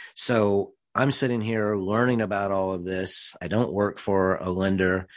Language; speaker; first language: English; native; English